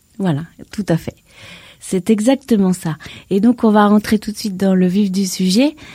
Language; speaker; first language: French; native; French